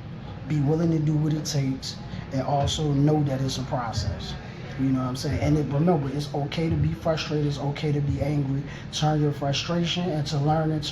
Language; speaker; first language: English; native; English